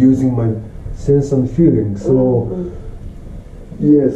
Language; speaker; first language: English; non-native, learner; Japanese